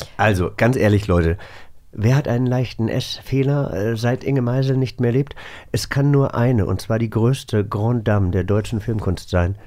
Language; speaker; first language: German; native; German